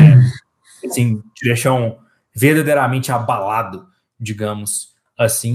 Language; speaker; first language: Portuguese; native; Portuguese